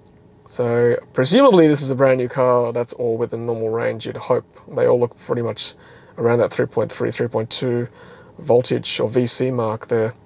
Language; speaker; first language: English; native; English